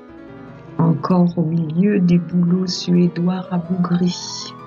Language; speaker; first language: French; native; French